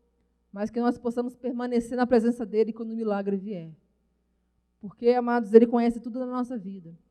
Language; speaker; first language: Portuguese; native; Portuguese